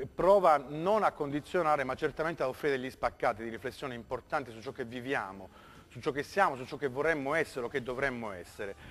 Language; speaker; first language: Italian; native; Italian